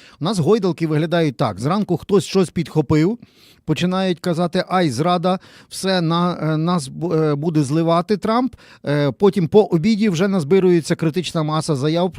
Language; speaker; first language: Ukrainian; native; Ukrainian